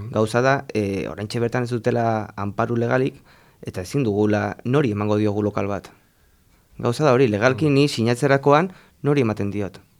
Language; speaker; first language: Basque; non-native, local second language; Spanish